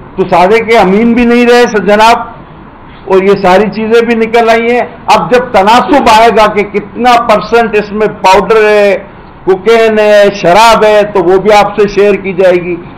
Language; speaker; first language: Urdu; non-native, local second language; Sindhi